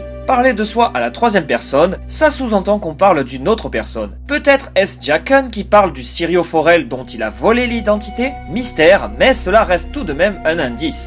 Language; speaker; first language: French; native; French